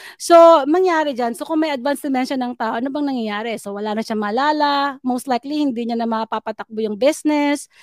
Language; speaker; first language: Filipino; non-native, local second language; Pangasinan